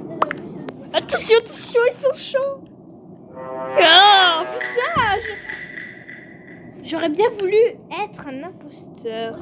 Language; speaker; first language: French; native; French